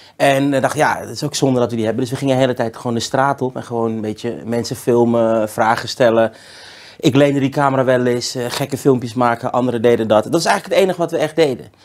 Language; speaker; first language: Dutch; native; Dutch